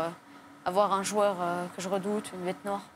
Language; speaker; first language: French; native; French